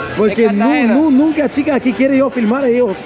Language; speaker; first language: Spanish; non-native, learner; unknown